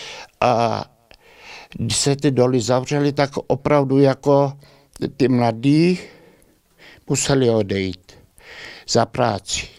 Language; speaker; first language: Czech; early bilingual, heritage; Czech